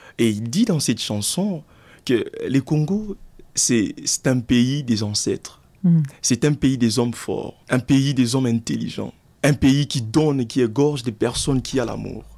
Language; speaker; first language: French; non-native, local second language; Lingala